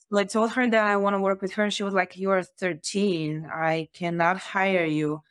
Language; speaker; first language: English; non-native, fluent; Bulgarian